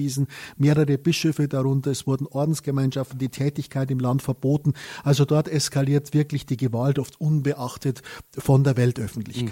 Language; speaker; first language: German; native; German